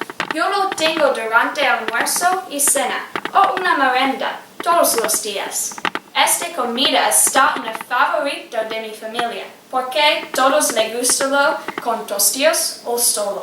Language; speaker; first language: Spanish; non-native, learner; English